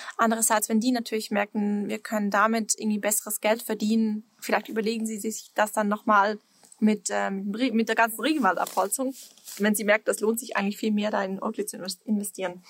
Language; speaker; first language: German; non-native, fluent; Swiss German